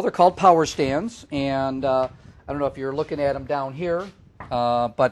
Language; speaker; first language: English; native; English